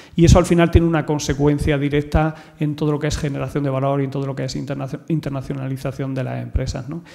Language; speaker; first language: Spanish; native; Spanish